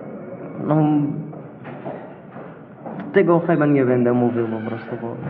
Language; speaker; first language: Polish; non-native, learner; Arabic